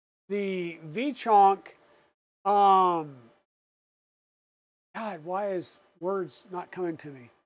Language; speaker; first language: English; native; English